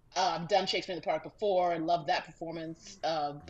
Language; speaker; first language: English; native; English